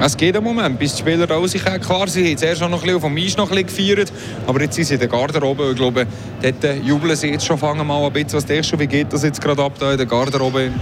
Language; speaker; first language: German; native; German